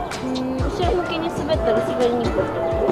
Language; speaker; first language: Japanese; native; Japanese